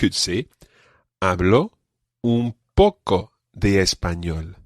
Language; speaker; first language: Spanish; non-native, fluent; English